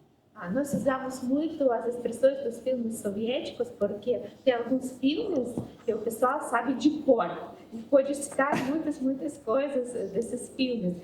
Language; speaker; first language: Portuguese; non-native, fluent; Russian